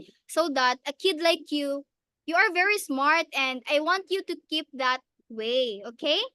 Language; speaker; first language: English; non-native, local second language; Filipino